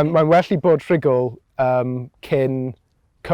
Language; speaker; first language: Welsh; non-native, local second language; English